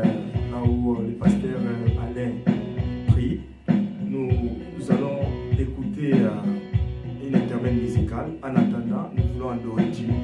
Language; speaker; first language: French; non-native, local second language; Lingala